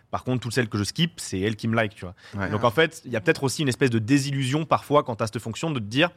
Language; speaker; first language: French; native; French